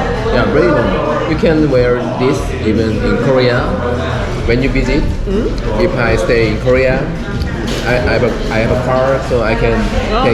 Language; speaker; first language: English; non-native, learner; Korean